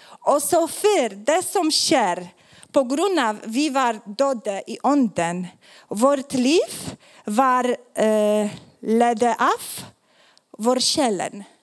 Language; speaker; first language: Swedish; non-native, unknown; Polish